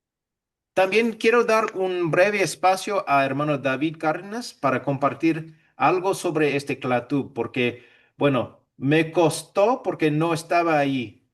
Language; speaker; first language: Spanish; non-native, fluent; English